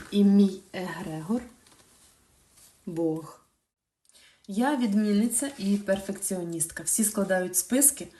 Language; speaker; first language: Ukrainian; non-native, local second language; Russian